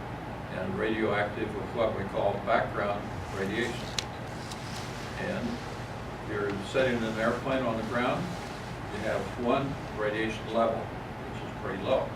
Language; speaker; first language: English; native; English